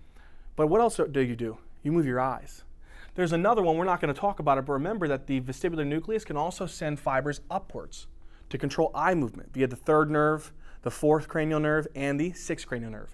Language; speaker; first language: English; native; English